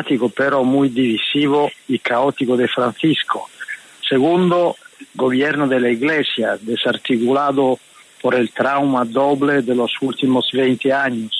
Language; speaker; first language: Spanish; non-native, fluent; Italian